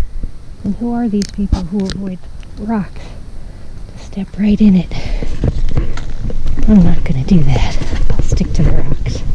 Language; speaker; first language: English; native; English